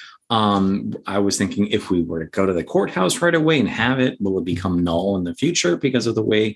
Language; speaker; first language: English; native; English